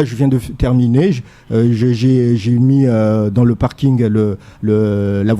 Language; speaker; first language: French; non-native, local second language; Comorian